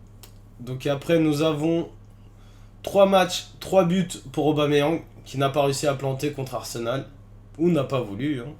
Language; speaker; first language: French; native; French